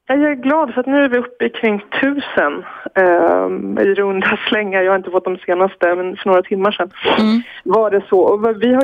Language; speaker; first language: Swedish; native; Swedish